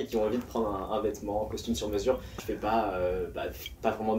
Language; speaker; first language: French; native; French